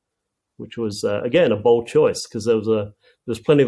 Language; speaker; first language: English; native; English